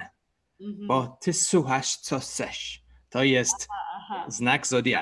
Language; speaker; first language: Polish; non-native, learner; English